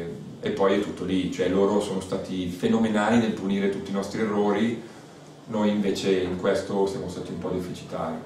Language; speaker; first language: Italian; native; Italian